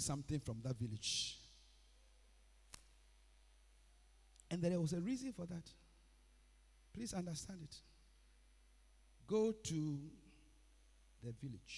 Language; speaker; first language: English; non-native, local second language; Akan